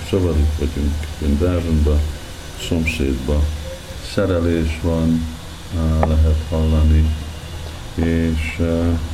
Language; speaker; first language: Hungarian; early bilingual, heritage; Hungarian